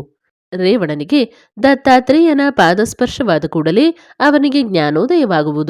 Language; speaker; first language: Kannada; native; Kannada